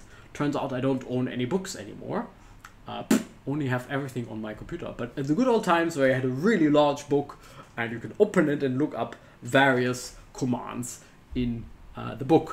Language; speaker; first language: English; non-native, fluent; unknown